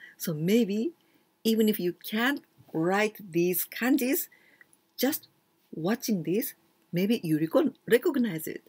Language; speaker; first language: English; non-native, fluent; Japanese